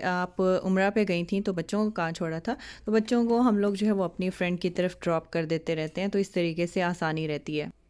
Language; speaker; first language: Hindi; native; Hindi